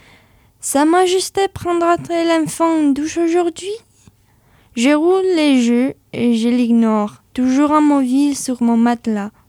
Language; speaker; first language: French; non-native, fluent; Spanish